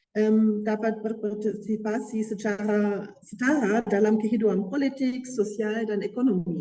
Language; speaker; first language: Indonesian; non-native, fluent; German